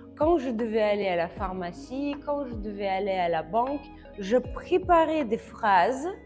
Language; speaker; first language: French; non-native, fluent; Russian